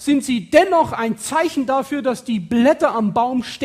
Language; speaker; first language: German; native; German